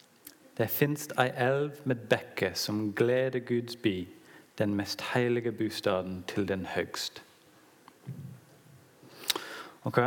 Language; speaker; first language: Norwegian; non-native, learner; English